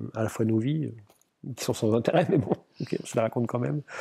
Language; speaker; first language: French; non-native, local second language; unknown